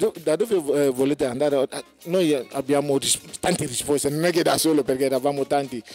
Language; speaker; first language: Italian; non-native, learner; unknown